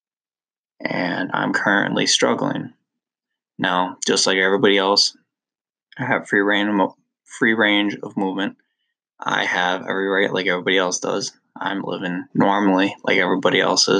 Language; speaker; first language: English; native; English